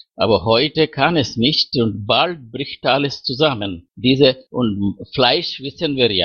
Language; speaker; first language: German; non-native, fluent; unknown